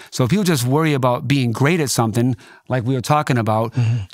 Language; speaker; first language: English; native; English